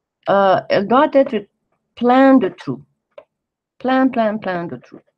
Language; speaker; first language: French; non-native, fluent; English